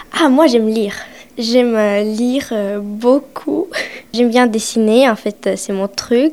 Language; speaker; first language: French; early bilingual, other home language; Romanian